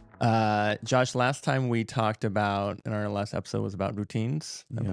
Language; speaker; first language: English; native; English